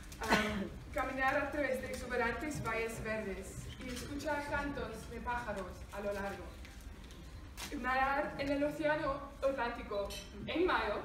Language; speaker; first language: Spanish; non-native, learner; Afrikaans